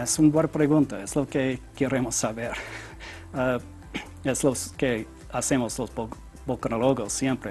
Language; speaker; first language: Spanish; non-native, learner; English